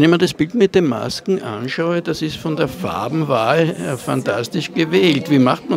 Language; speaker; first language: German; native; German